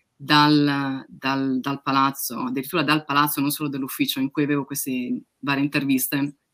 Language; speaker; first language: Italian; native; Italian